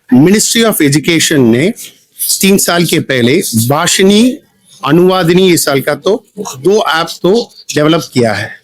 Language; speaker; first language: Hindi; non-native, local second language; Tamil